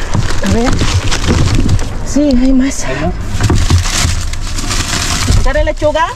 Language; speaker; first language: Spanish; non-native, learner; Filipino